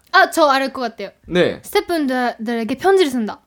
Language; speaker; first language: Korean; non-native, fluent; Japanese